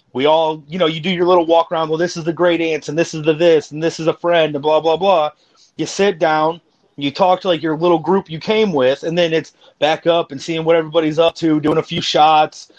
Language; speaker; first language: English; native; English